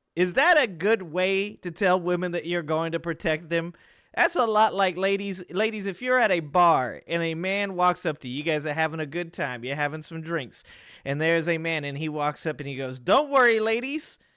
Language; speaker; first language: English; native; English